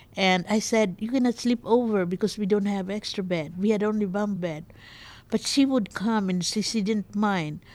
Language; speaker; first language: English; non-native, local second language; Bikol